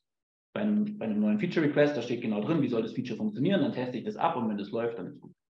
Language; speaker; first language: German; native; German